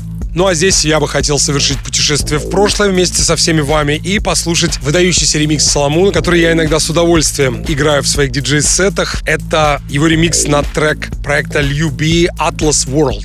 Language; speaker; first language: Russian; native; Russian